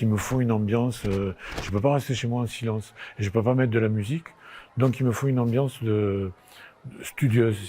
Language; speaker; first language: French; native; French